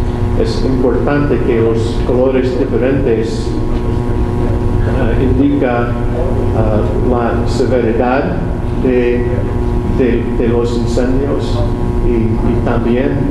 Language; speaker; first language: Spanish; non-native, learner; English